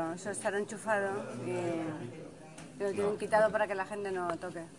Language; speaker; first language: Spanish; native; Spanish